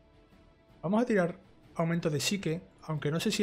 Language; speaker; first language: Spanish; native; Spanish